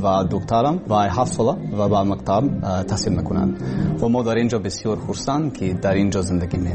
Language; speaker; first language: Persian; non-native, learner; English